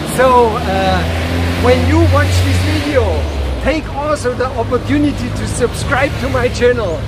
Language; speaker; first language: English; non-native, fluent; German